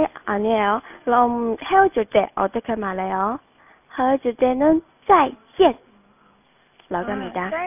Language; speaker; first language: Korean; non-native, fluent; Chinese